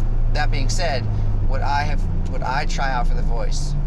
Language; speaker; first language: English; native; English